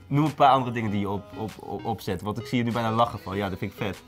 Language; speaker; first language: Dutch; native; Dutch